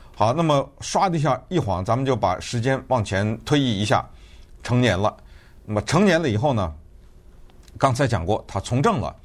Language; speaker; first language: Chinese; native; Chinese